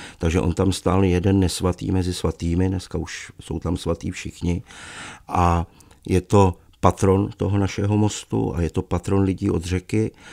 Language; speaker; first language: Czech; native; Czech